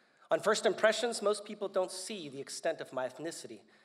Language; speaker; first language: English; early bilingual, other home language; Spanish